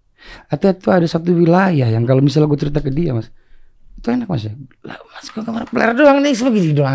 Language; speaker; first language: Indonesian; native; Indonesian